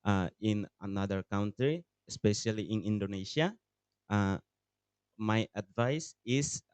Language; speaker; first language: English; non-native, learner; Tetum